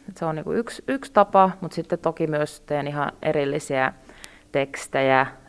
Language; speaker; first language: Finnish; early bilingual, other home language; Russian